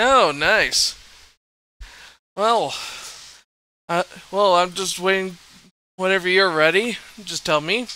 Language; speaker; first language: English; native; English